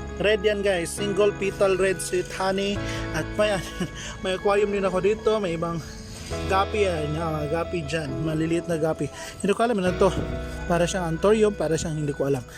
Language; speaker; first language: Filipino; non-native, local second language; Cebuano